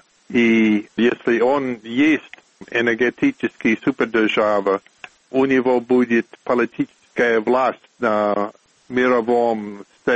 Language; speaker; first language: Russian; non-native, fluent; English